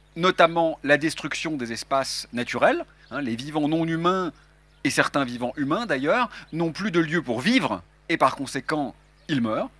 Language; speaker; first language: French; native; French